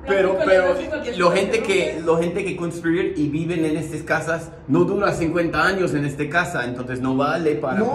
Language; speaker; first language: Spanish; non-native, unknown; English